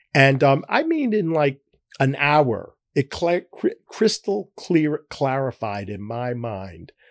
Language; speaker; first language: English; native; English